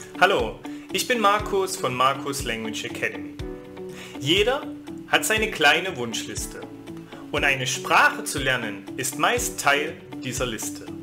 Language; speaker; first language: German; native; German